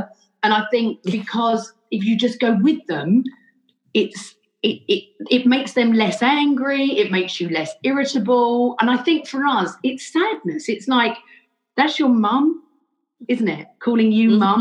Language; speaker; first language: English; native; English